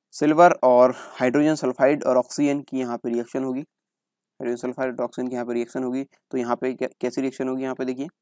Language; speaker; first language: Hindi; native; Hindi